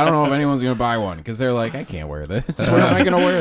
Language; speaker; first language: English; native; English